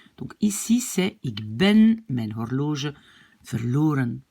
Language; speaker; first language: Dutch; non-native, fluent; French